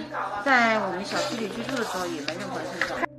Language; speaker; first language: Chinese; native; Chinese